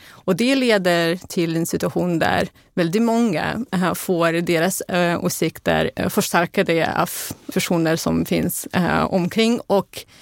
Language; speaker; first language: Swedish; non-native, fluent; Russian